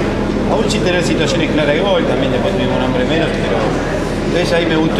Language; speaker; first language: Spanish; native; Spanish